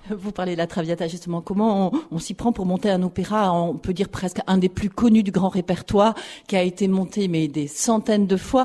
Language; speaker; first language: French; native; French